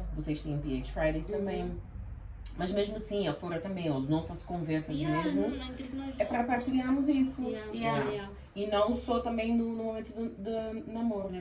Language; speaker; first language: Portuguese; early bilingual, heritage; Portuguese